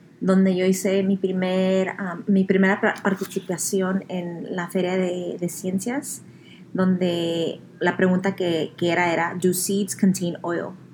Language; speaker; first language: Spanish; early bilingual, heritage; Spanish